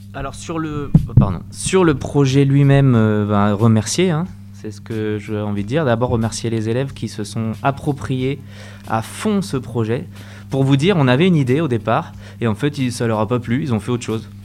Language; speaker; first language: French; native; French